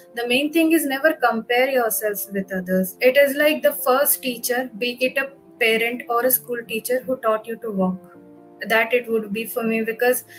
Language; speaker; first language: English; non-native, local second language; Odia